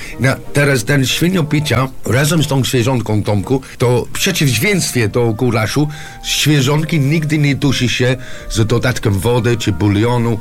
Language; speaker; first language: Polish; non-native, fluent; English